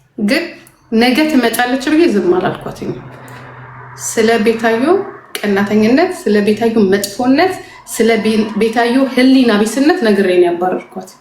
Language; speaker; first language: Amharic; native; Amharic